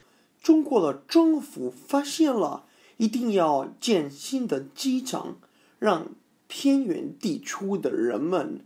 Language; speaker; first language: Chinese; non-native, fluent; English